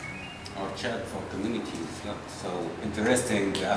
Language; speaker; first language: English; non-native, fluent; Arabic